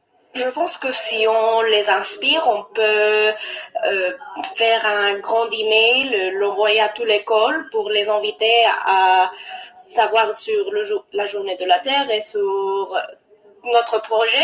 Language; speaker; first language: French; non-native, learner; English